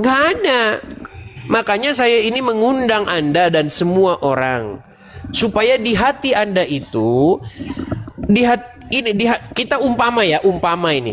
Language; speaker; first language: Indonesian; native; Indonesian